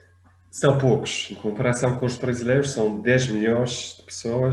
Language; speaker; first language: Portuguese; non-native, fluent; French